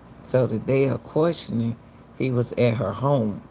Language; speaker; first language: English; native; English